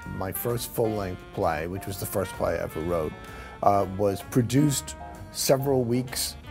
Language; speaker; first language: English; native; English